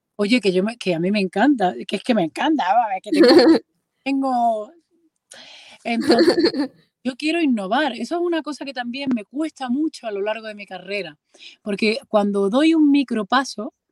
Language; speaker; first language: Spanish; native; Spanish